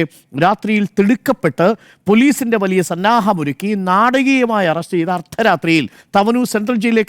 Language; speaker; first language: Malayalam; native; Malayalam